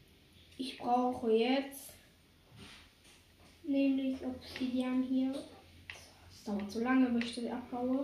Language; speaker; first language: German; native; German